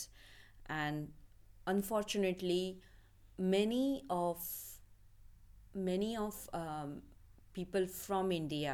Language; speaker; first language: English; non-native, local second language; Marathi